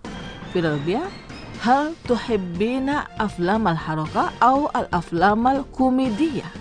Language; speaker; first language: Arabic; non-native, fluent; Indonesian